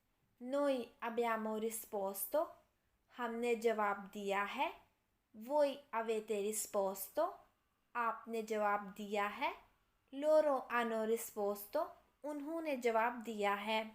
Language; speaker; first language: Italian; non-native, fluent; Urdu